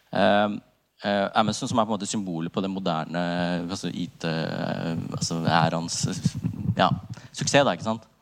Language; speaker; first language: Norwegian; early bilingual, other home language; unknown